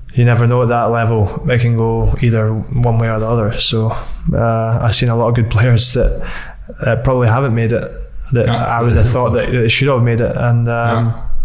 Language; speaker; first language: English; native; English